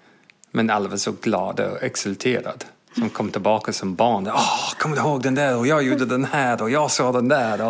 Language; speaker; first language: Swedish; non-native, fluent; English